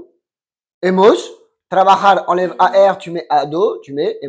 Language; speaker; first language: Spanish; non-native, fluent; French